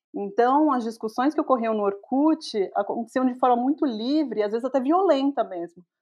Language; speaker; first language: Portuguese; native; Portuguese